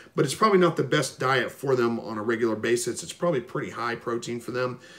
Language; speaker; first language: English; native; English